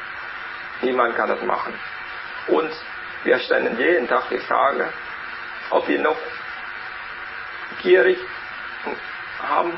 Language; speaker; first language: German; non-native, learner; Vietnamese